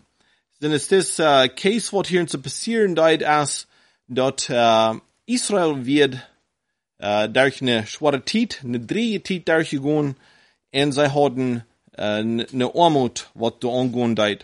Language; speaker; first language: German; non-native, learner; Plautdietsch